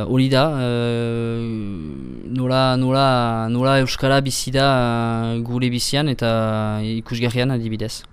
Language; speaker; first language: Basque; non-native, local second language; French